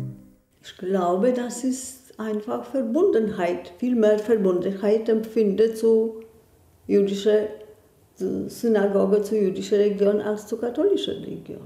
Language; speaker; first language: German; non-native, fluent; Polish